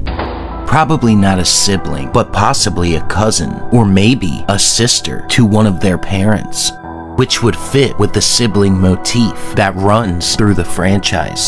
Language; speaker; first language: English; native; English